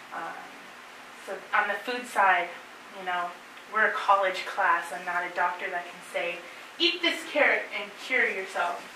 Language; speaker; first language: English; native; English